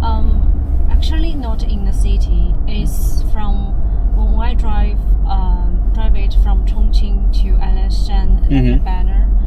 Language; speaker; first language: English; non-native, learner; Chinese